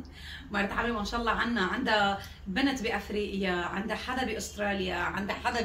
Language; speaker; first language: Arabic; native; Arabic